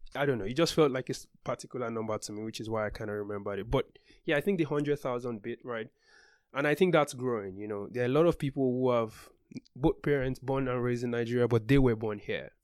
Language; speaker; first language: English; non-native, local second language; Yoruba